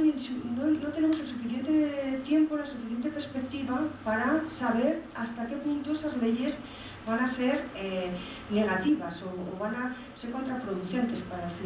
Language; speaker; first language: Spanish; native; Spanish